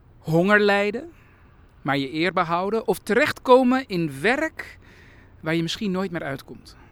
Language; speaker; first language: Dutch; early bilingual, other home language; Persian